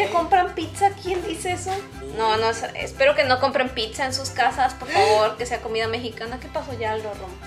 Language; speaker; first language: Spanish; native; Spanish